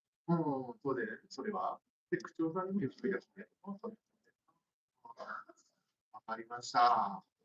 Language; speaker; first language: Japanese; native; Japanese